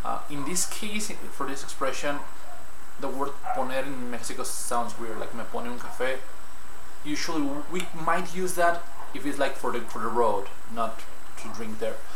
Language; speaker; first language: English; non-native, fluent; Spanish